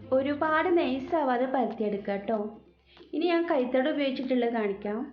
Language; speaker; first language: Malayalam; native; Malayalam